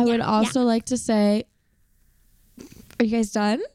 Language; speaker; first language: English; native; English